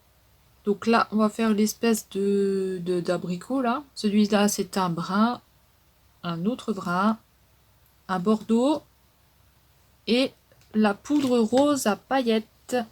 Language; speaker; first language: French; native; French